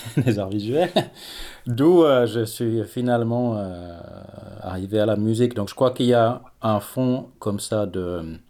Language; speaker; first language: French; non-native, fluent; Finnish